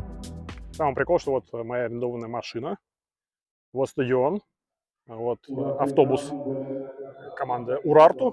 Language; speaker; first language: Russian; native; Russian